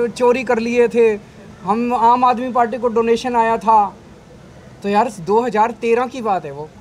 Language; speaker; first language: Hindi; native; Hindi